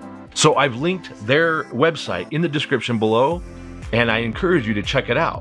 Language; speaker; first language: English; native; English